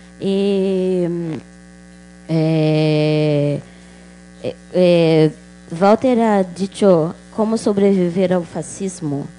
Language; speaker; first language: Portuguese; non-native, local second language; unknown